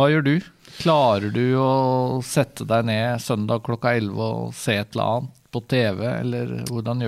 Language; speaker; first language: Norwegian; native; Norwegian